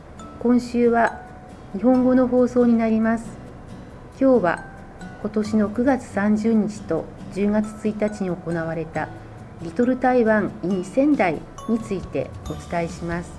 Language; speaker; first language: Japanese; native; Japanese